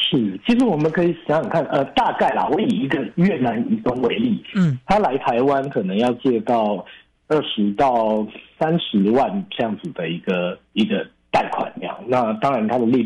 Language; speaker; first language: Chinese; native; Chinese